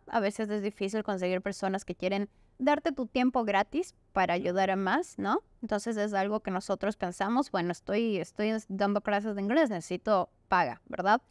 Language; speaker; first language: Spanish; native; Spanish